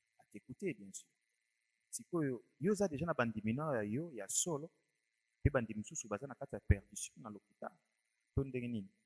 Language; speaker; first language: Lingala; native; Lingala